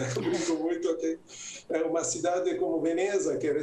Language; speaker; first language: Portuguese; non-native, fluent; Italian